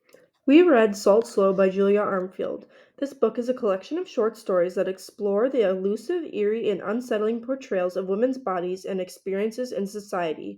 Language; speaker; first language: English; native; English